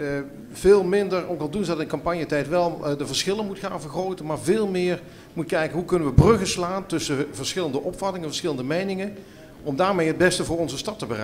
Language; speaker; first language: Dutch; native; Dutch